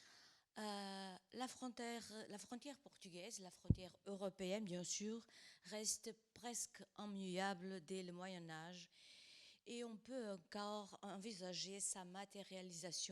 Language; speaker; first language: French; non-native, fluent; Portuguese